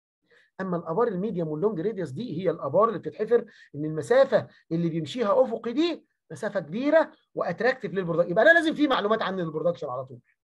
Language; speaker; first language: Arabic; native; Arabic